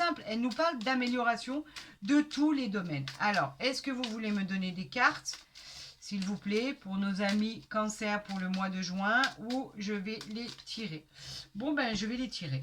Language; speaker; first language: French; native; French